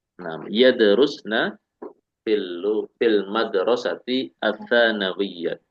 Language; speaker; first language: Arabic; non-native, fluent; Indonesian